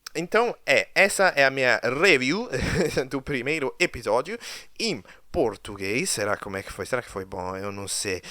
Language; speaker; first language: Portuguese; early bilingual, other home language; English